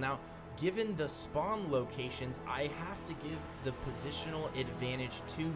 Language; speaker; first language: English; native; English